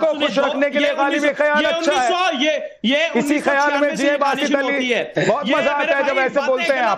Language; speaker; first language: Hindi; native; Hindi